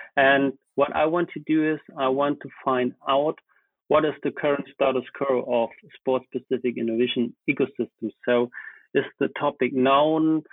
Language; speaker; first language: English; non-native, fluent; German